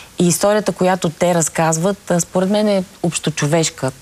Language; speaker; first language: Bulgarian; native; Bulgarian